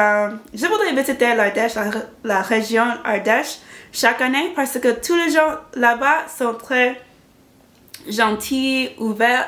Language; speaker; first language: French; non-native, learner; English